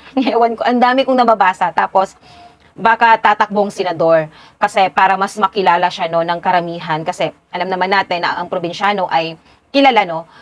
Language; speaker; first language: Filipino; non-native, local second language; Cebuano